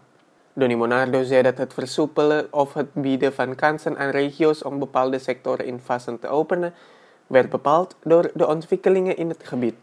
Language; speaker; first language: Dutch; non-native, fluent; Indonesian